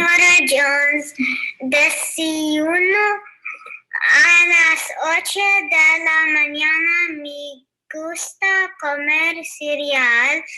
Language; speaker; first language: Spanish; non-native, learner; English